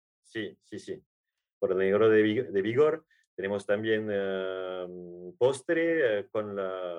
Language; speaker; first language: Spanish; non-native, learner; French